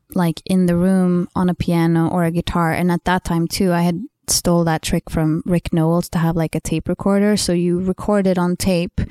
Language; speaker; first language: English; non-native, fluent; Swedish